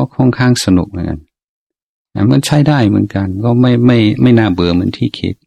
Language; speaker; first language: Thai; non-native, fluent; English